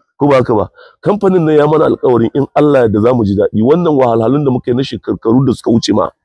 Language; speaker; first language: Hausa; native; Hausa